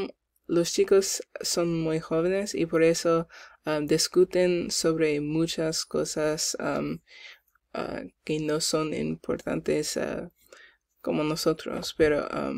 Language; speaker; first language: Spanish; non-native, learner; English